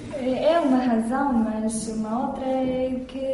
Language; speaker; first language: Portuguese; non-native, fluent; Chinese